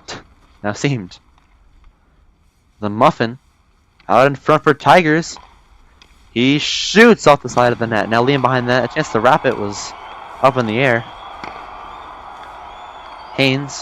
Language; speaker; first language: English; native; English